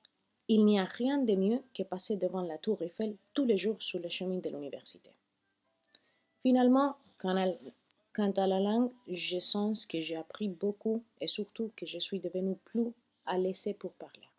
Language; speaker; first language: French; non-native, fluent; Spanish